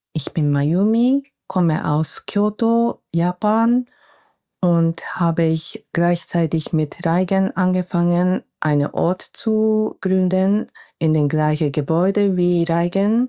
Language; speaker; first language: German; non-native, fluent; Japanese